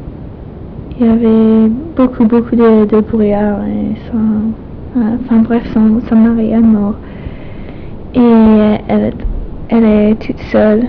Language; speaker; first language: French; non-native, fluent; English